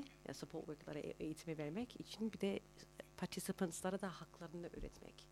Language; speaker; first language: Turkish; early bilingual, heritage; Turkish